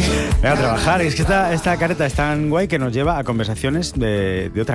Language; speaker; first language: Spanish; native; Spanish